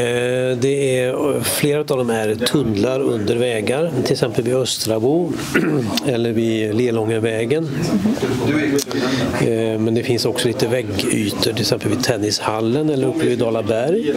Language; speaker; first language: Swedish; native; Swedish